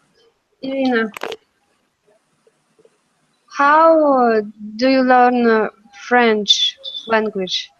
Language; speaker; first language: English; non-native, learner; Russian